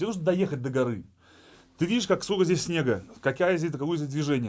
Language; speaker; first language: Russian; native; Russian